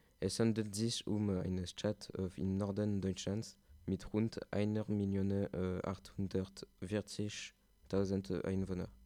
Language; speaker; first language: German; non-native, learner; French